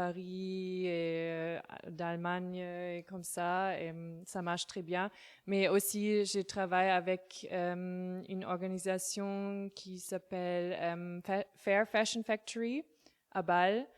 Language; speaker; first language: French; non-native, learner; German